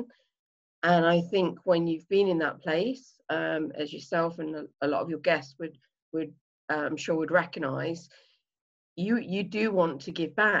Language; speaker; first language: English; native; English